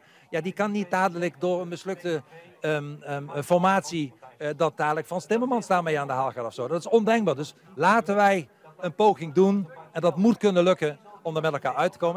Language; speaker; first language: Dutch; native; Dutch